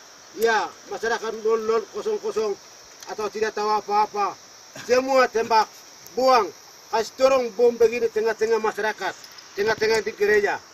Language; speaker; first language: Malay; non-native, local second language; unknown